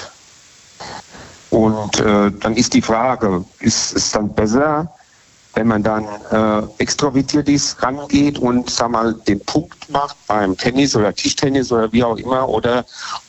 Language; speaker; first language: German; native; German